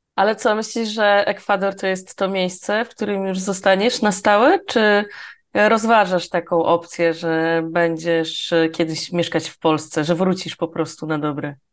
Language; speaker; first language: Polish; native; Polish